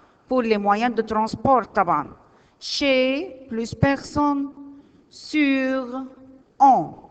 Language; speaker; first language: French; non-native, learner; Arabic